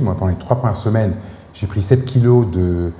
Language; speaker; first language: French; native; French